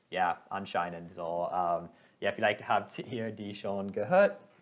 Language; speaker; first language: German; non-native, fluent; English